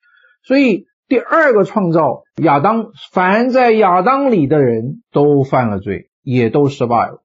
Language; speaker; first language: Chinese; native; Chinese